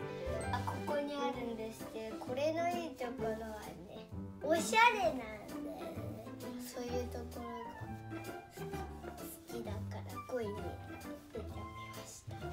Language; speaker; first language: Japanese; native; Japanese